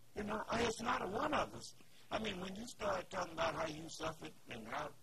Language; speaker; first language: English; native; English